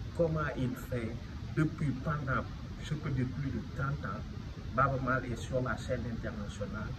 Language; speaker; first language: French; non-native, local second language; Wolof